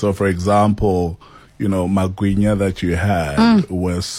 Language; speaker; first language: English; non-native, local second language; Xhosa